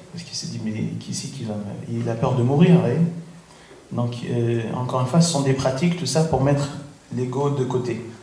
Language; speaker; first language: French; non-native, fluent; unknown